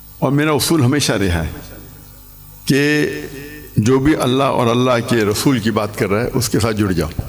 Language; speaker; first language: Urdu; non-native, local second language; English